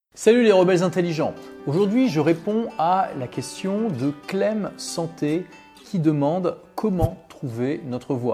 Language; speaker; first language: French; native; French